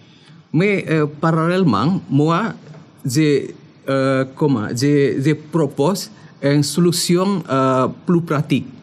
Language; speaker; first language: French; non-native, fluent; Indonesian